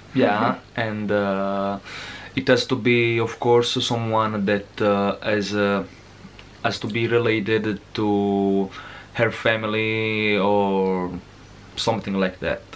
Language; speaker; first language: English; non-native, learner; Italian